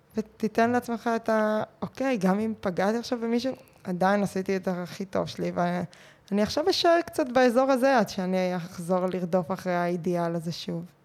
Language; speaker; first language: Hebrew; native; Hebrew